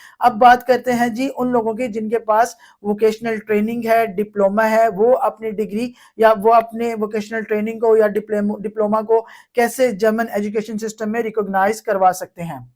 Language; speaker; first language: Urdu; non-native, local second language; Punjabi